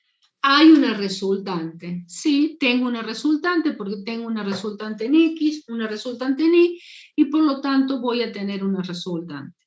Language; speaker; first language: Spanish; native; Spanish